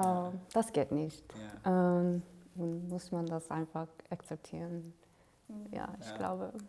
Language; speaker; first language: German; non-native, fluent; Korean